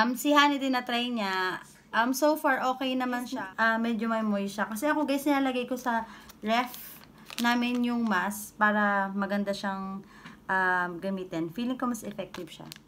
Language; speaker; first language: Filipino; native; Filipino